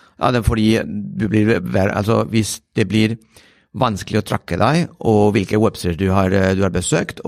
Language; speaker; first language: Norwegian; non-native, fluent; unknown